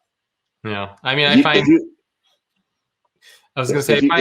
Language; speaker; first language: English; native; English